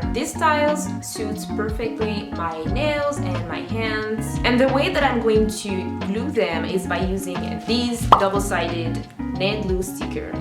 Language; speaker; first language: English; non-native, fluent; French